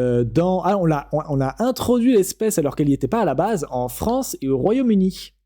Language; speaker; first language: French; native; French